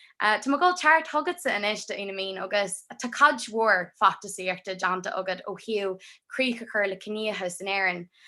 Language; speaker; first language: Irish; non-native, local second language; English